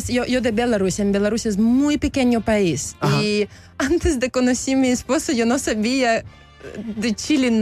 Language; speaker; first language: Spanish; non-native, learner; Belarusian